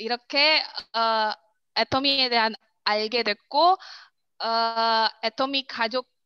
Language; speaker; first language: Korean; non-native, learner; Indonesian